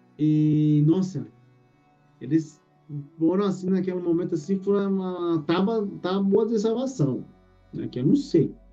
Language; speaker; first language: Portuguese; native; Portuguese